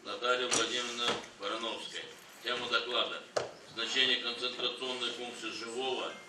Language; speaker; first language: Russian; non-native, local second language; Kazakh